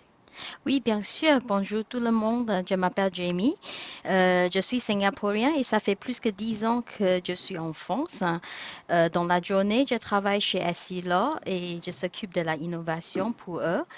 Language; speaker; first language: French; non-native, fluent; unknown